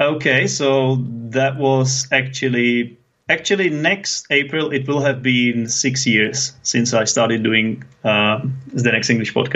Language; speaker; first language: English; non-native, fluent; Czech